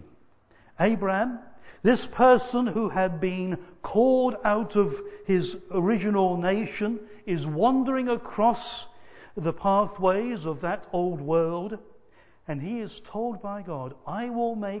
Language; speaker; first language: English; native; English